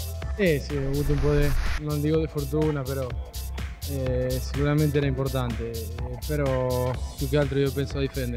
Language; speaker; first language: Italian; non-native, fluent; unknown